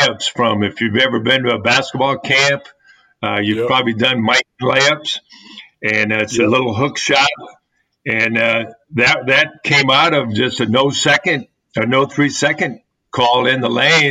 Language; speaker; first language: English; native; English